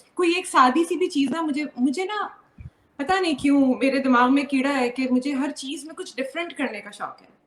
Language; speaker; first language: Urdu; native; Urdu